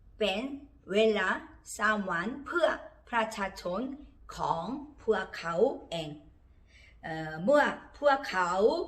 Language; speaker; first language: Thai; non-native, learner; Korean